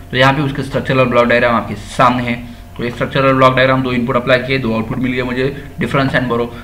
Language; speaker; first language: Hindi; non-native, local second language; Marathi